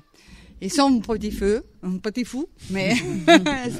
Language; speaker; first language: French; non-native, learner; Italian